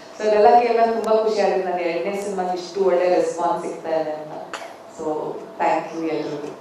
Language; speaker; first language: Kannada; native; Kannada